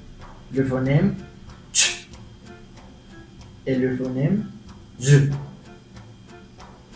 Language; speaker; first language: French; non-native, learner; Spanish